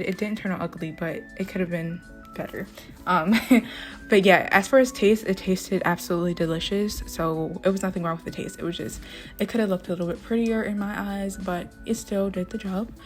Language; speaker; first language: English; native; English